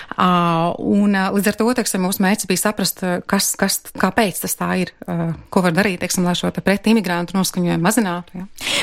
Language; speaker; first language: Latvian; native; Latvian